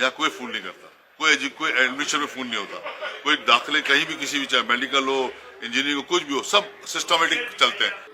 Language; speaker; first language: Urdu; native; Urdu